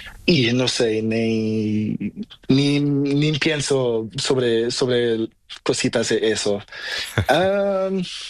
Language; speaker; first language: Spanish; non-native, learner; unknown